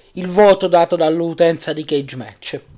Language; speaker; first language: Italian; native; Italian